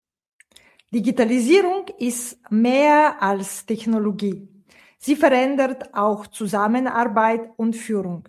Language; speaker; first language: German; non-native, fluent; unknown